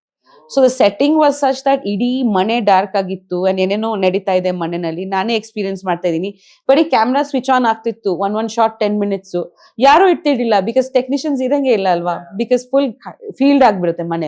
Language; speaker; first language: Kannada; non-native, fluent; Bangla